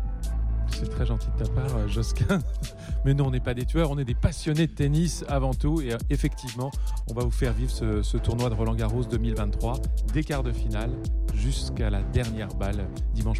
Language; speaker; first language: French; native; French